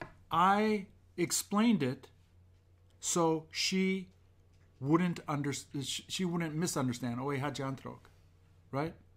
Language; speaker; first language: English; native; English